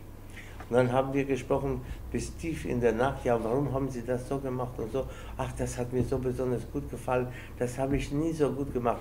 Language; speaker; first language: German; non-native, fluent; Spanish